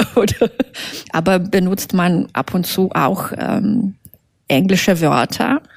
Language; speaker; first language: German; non-native, fluent; Russian